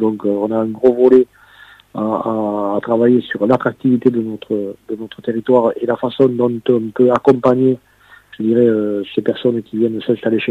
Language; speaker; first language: French; native; French